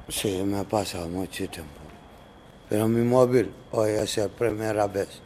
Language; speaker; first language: Spanish; non-native, learner; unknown